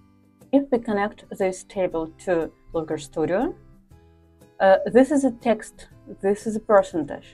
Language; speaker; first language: English; non-native, fluent; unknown